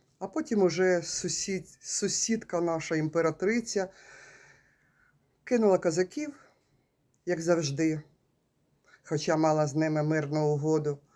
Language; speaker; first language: Ukrainian; native; Ukrainian